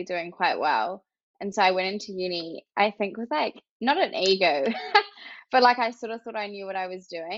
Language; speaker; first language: English; native; English